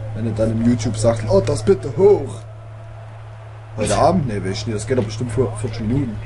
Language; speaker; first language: German; native; German